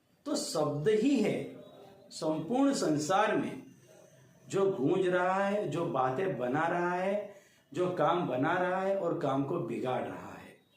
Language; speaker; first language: Hindi; native; Hindi